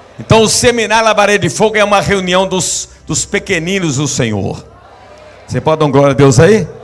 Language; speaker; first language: Portuguese; native; Portuguese